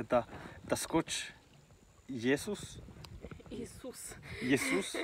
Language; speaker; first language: Russian; non-native, learner; Finnish